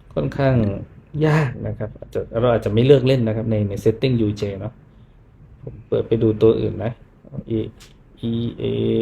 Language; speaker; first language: Thai; native; Thai